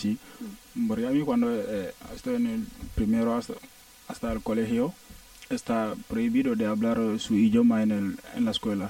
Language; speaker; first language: Spanish; non-native, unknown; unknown